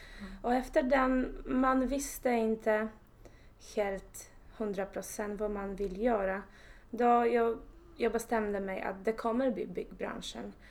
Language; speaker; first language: Swedish; non-native, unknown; Polish